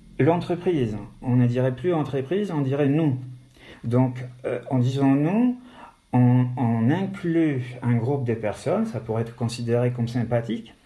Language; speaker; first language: French; non-native, fluent; Polish